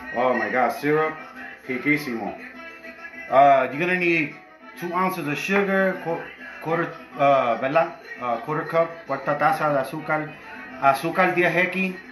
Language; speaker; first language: English; early bilingual, other home language; Spanish